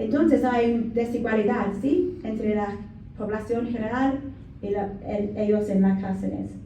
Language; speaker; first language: Spanish; non-native, learner; English